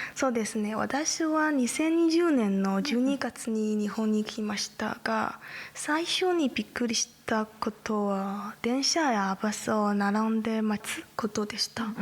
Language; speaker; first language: Japanese; non-native, learner; Chinese